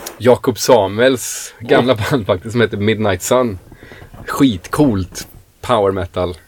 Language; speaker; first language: Swedish; native; Swedish